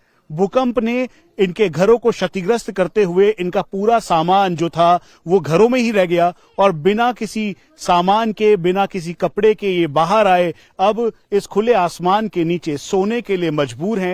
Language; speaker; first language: Hindi; native; Hindi